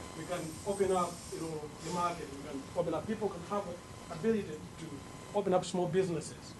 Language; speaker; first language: English; non-native, local second language; Nyanja